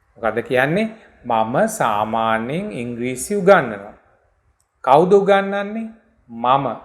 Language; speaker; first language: Sinhala; native; Sinhala